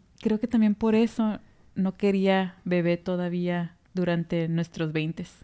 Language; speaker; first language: Spanish; early bilingual, heritage; Spanish